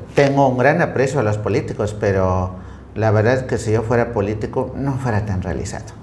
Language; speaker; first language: Spanish; non-native, local second language; Tzotzil